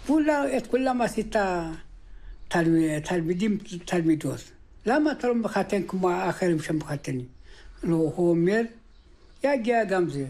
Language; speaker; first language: Hebrew; early bilingual, other home language; Amharic